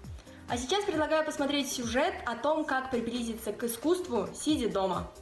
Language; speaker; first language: Russian; native; Russian